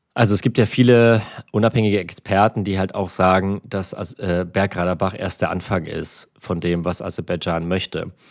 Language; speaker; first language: German; early bilingual, other home language; Armenian